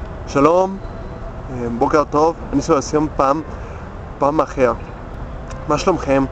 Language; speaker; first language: Hebrew; non-native, learner; Spanish